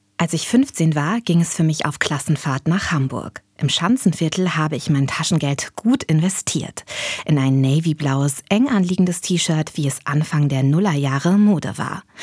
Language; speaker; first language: German; native; German